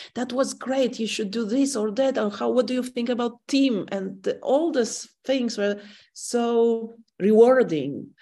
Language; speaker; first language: English; non-native, fluent; Polish